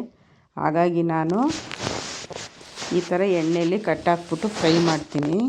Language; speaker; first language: Kannada; native; Kannada